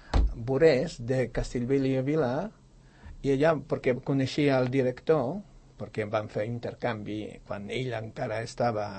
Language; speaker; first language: Catalan; non-native, fluent; Polish